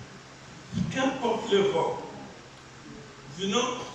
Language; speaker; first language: French; non-native, local second language; Arabic